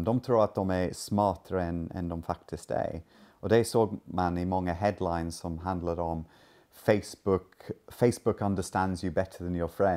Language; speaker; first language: Swedish; non-native, fluent; English